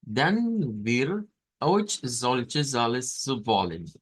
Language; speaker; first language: German; non-native, learner; Spanish